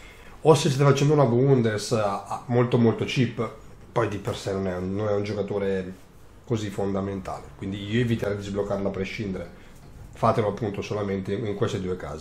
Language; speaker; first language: Italian; native; Italian